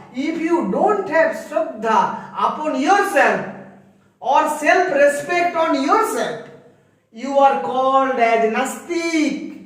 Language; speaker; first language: English; non-native, local second language; Bangla